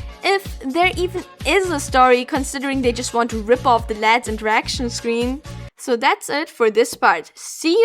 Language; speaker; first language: English; native; English